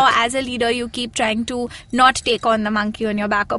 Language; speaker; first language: English; non-native, local second language; Hindi